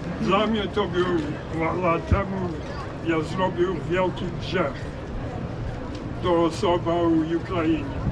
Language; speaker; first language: Polish; non-native, learner; English